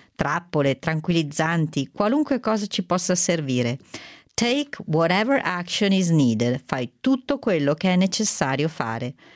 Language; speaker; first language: Italian; native; Italian